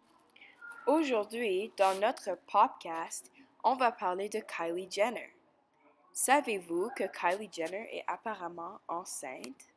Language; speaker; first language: French; non-native, learner; English